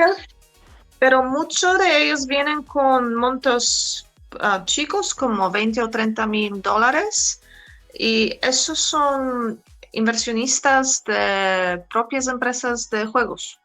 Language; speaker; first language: Spanish; non-native, fluent; Polish